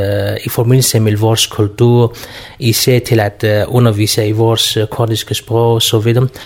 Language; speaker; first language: Danish; non-native, fluent; Kurdish